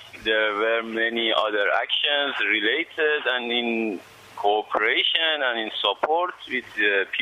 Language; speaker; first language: English; non-native, learner; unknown